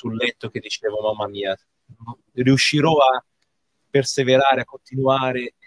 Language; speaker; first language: Italian; non-native, fluent; Portuguese